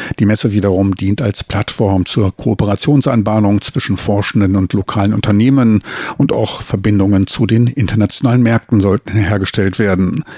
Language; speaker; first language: German; native; German